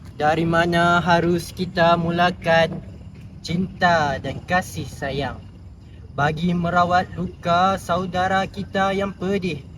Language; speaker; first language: Malay; native; Malay